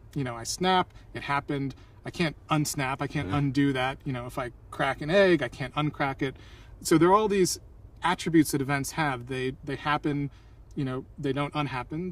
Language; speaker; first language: English; native; English